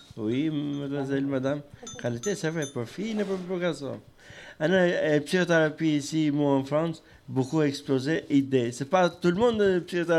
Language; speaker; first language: French; non-native, learner; Albanian